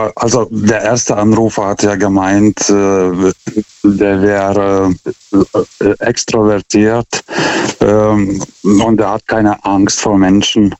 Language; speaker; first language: German; non-native, fluent; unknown